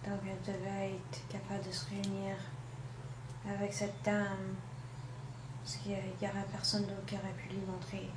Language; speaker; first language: French; non-native, local second language; English